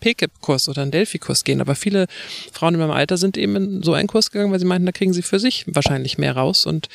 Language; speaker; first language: German; native; German